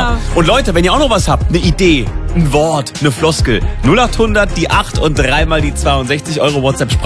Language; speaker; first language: German; native; German